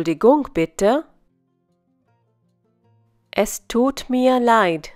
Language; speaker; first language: German; non-native, fluent; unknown